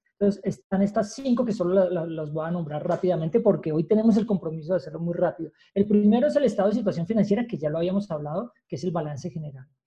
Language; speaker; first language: Spanish; native; Spanish